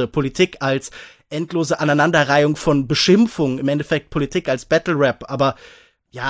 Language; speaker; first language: German; native; German